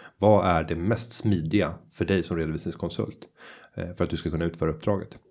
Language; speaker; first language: Swedish; native; Swedish